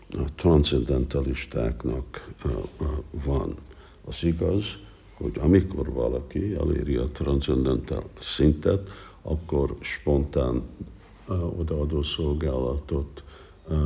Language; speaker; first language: Hungarian; early bilingual, heritage; Hungarian